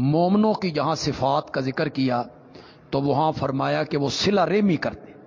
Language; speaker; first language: Urdu; non-native, local second language; Punjabi